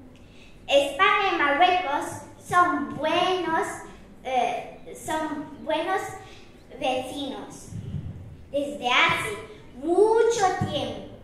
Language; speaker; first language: Spanish; non-native, learner; Arabic